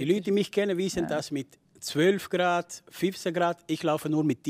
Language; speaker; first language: German; non-native, fluent; Spanish